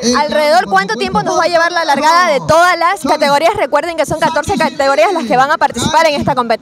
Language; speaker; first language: Spanish; native; Spanish